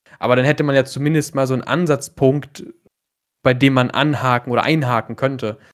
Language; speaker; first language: German; native; German